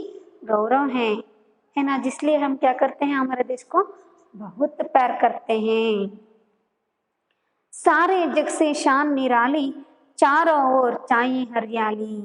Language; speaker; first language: Hindi; non-native, local second language; Kannada